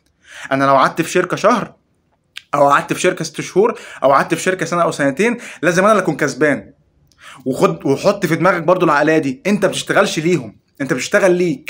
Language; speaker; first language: Arabic; native; Arabic